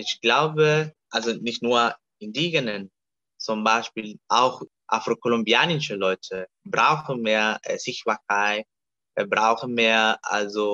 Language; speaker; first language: German; non-native, fluent; Spanish